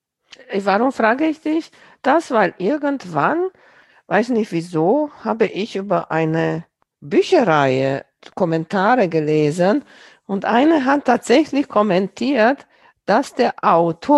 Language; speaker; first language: German; non-native, fluent; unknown